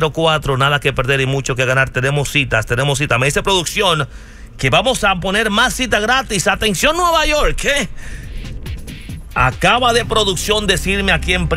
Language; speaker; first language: Spanish; native; Spanish